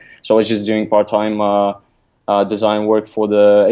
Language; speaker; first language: English; non-native, fluent; Lithuanian